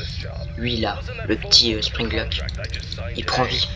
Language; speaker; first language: French; native; French